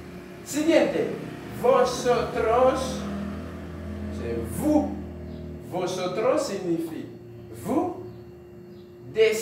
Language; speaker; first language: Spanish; non-native, fluent; Haitian Creole